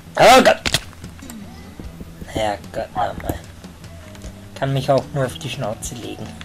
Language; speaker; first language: German; native; German